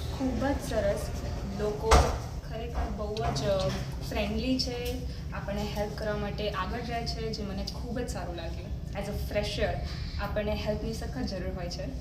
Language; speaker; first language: Gujarati; native; Gujarati